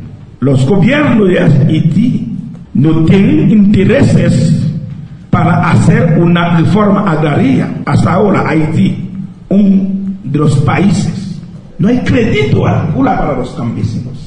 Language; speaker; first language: Spanish; non-native, local second language; Haitian Creole